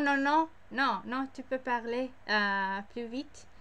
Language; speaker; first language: French; non-native, learner; English